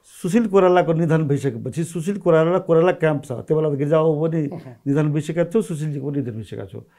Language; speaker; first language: Nepali; non-native, local second language; Maithili